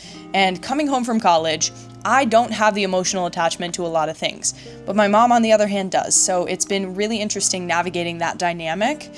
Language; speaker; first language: English; native; English